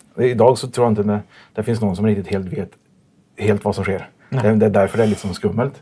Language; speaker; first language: Swedish; native; Swedish